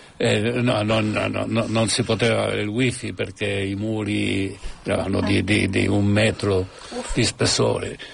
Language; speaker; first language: Italian; non-native, fluent; Catalan